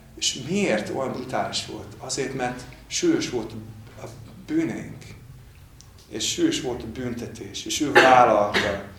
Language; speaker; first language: Hungarian; non-native, fluent; English